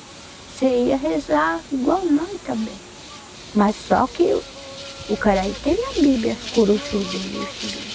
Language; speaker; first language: Portuguese; non-native, local second language; Guarani